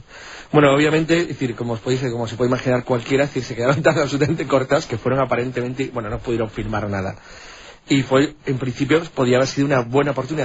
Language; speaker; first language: Spanish; native; Spanish